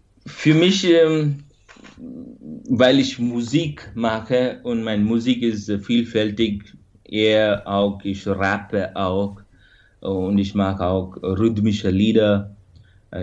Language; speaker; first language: German; non-native, fluent; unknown